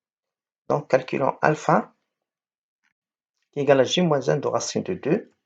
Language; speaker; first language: French; non-native, local second language; Arabic